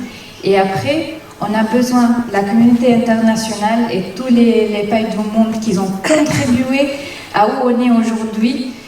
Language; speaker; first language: French; non-native, fluent; Arabic